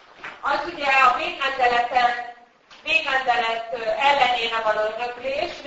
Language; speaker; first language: Hungarian; native; Hungarian